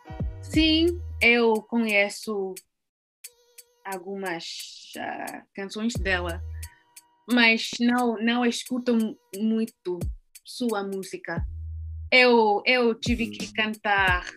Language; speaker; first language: Portuguese; non-native, learner; English